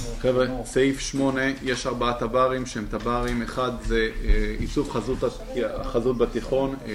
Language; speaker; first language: Hebrew; native; Hebrew